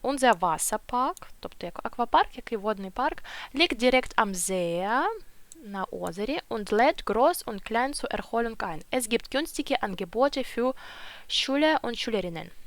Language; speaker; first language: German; non-native, fluent; Ukrainian